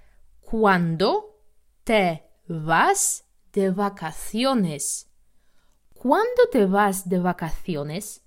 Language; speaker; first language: Spanish; non-native, fluent; Polish